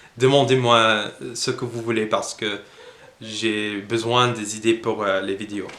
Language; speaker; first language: French; non-native, fluent; English